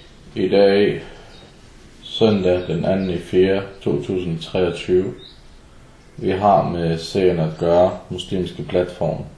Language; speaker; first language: Danish; non-native, fluent; Arabic